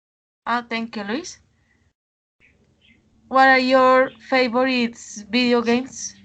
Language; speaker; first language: English; non-native, learner; Spanish